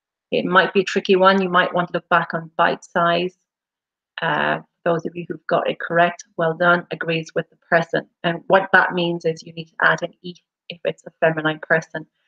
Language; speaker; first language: English; native; English